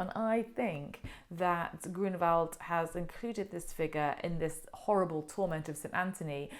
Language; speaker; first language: English; native; English